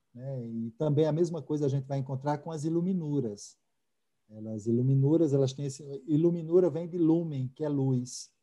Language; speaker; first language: Portuguese; native; Portuguese